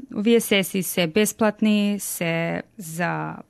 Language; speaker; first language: Macedonian; early bilingual, other home language; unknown